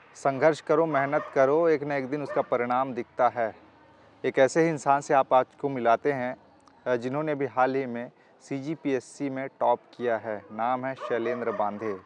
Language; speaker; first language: Hindi; native; Hindi